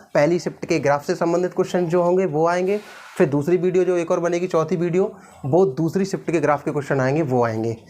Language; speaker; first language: Hindi; native; Hindi